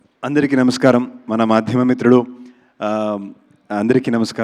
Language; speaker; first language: Telugu; non-native, learner; Kannada